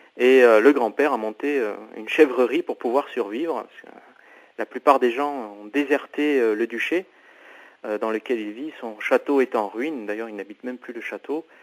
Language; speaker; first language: French; non-native, fluent; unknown